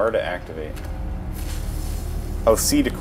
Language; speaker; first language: English; native; English